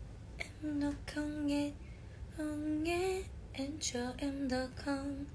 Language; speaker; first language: English; non-native, learner; Korean